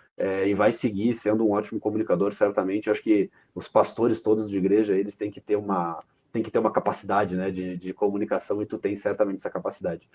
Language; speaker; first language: Portuguese; native; Portuguese